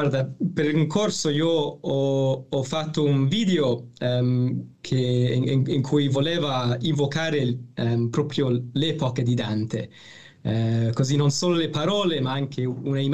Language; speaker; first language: Italian; non-native, fluent; English